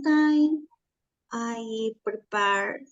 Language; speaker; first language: English; non-native, learner; Spanish